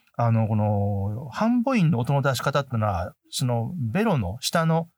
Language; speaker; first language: Japanese; native; Japanese